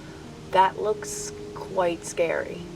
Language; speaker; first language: English; native; English